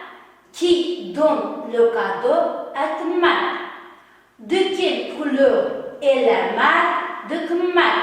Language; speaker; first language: French; non-native, fluent; Uzbek